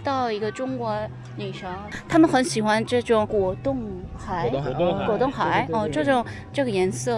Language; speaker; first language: Chinese; non-native, learner; Korean